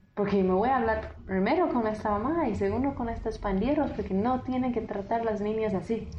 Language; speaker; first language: Spanish; non-native, fluent; English